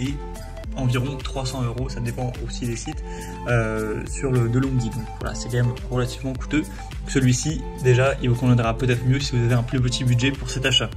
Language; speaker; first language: French; native; French